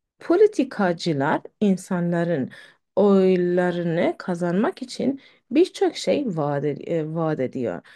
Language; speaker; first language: Turkish; non-native, fluent; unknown